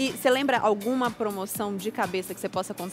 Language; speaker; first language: Portuguese; native; Portuguese